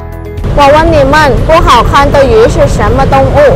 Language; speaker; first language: Chinese; non-native, learner; Vietnamese